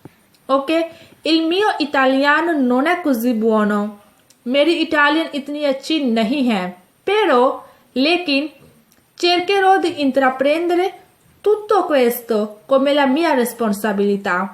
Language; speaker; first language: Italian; non-native, fluent; Urdu